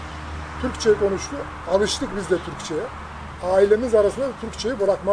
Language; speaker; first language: Turkish; non-native, local second language; Abkhazian